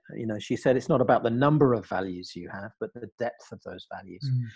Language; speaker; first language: English; native; English